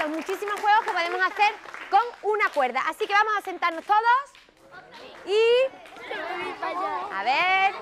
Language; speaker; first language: Spanish; native; Spanish